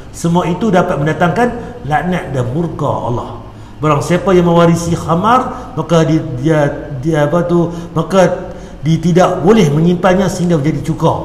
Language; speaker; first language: Malay; native; Malay